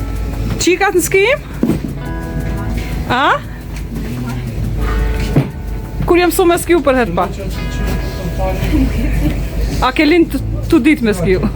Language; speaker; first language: Albanian; native; Albanian